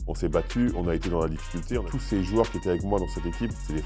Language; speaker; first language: French; native; French